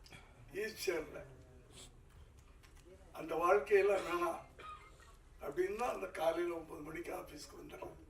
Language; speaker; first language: Tamil; native; Tamil